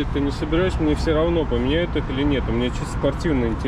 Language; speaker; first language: Russian; native; Russian